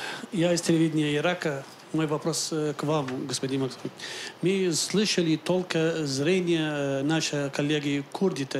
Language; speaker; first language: Russian; non-native, learner; Arabic